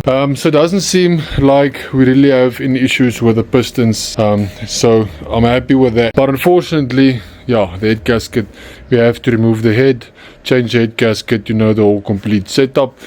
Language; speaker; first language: English; non-native, local second language; Afrikaans